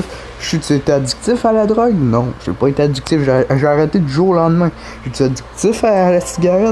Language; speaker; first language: French; native; French